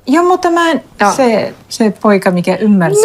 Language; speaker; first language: Finnish; early bilingual, heritage; Finnish